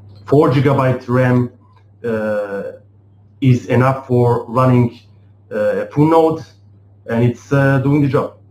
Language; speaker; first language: English; non-native, fluent; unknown